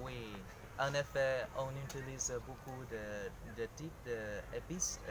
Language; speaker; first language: French; non-native, learner; Vietnamese